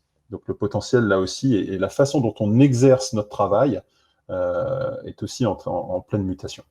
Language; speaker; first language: French; native; French